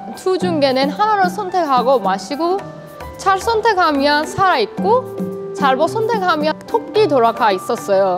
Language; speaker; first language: Korean; non-native, fluent; Persian